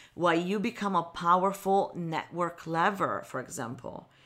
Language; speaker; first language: English; non-native, fluent; Italian